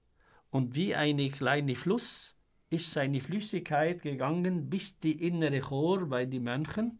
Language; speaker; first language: German; non-native, fluent; Arabic